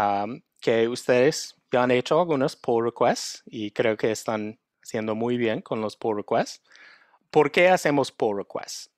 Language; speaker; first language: Spanish; non-native, fluent; English